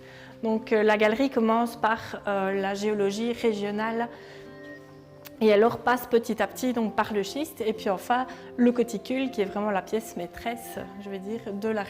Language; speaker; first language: French; native; French